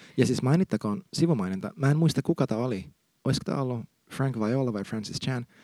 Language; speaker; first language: Finnish; native; Finnish